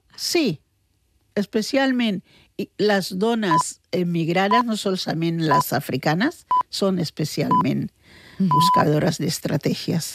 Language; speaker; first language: Catalan; non-native, fluent; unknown